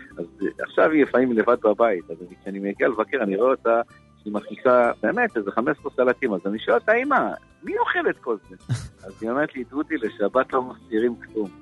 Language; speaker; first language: Hebrew; native; Hebrew